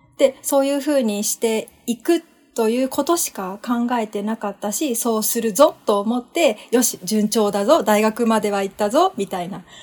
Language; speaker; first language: Japanese; native; Japanese